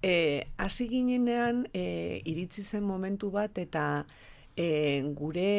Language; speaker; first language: Basque; non-native, local second language; Spanish